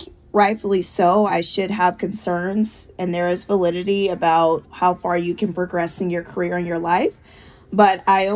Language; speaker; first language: English; native; English